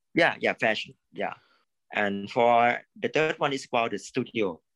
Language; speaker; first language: English; non-native, learner; Thai